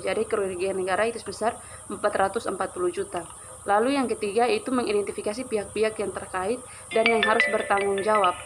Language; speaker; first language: Indonesian; native; Indonesian